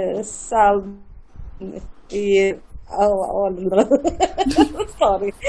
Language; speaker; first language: Turkish; non-native, learner; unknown